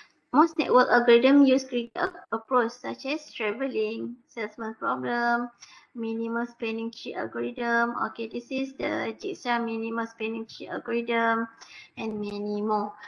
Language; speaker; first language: English; non-native, local second language; Malay